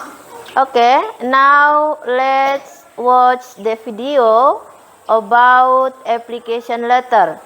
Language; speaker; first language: English; non-native, fluent; Indonesian